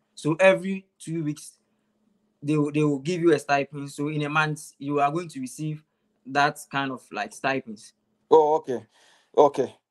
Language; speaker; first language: English; non-native, local second language; Akan